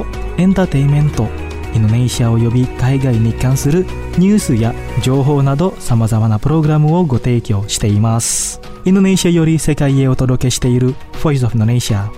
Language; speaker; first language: Japanese; non-native, fluent; Indonesian